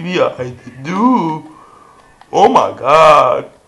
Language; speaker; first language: German; non-native, learner; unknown